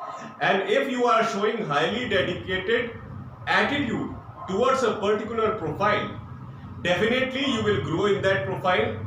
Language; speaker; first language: English; non-native, local second language; Hindi